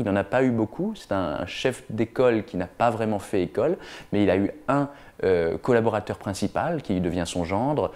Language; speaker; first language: French; native; French